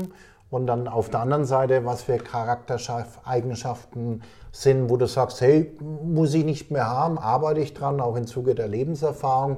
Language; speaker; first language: German; native; German